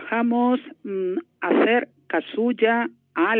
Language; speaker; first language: Spanish; non-native, fluent; Malayalam